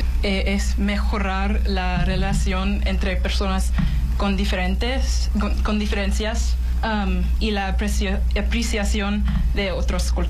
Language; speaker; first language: Spanish; non-native, learner; English